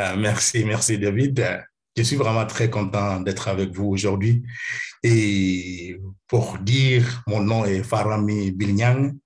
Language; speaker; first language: French; non-native, fluent; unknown